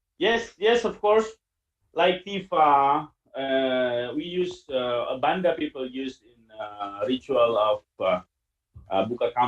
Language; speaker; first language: English; non-native, learner; Indonesian